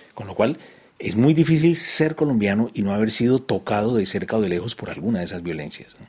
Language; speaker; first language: Spanish; native; Spanish